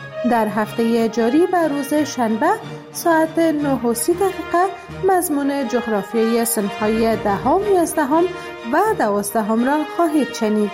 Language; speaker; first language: Persian; native; Persian